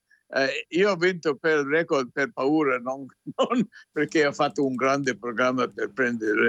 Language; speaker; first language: Italian; non-native, fluent; English